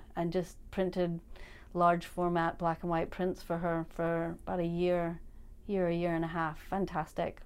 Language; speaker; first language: English; native; English